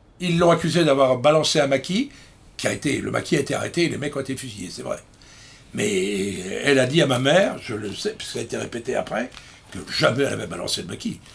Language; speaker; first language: French; native; French